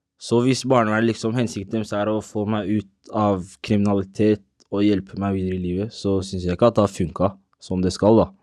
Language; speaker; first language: Norwegian; early bilingual, other home language; Somali